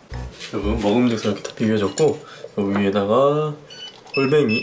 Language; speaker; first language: Korean; native; Korean